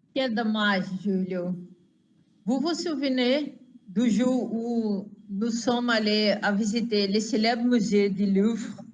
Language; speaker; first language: French; non-native, learner; Portuguese